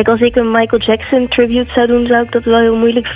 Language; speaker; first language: Dutch; native; Dutch